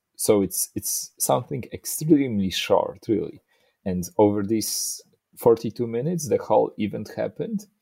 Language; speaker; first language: English; non-native, fluent; Polish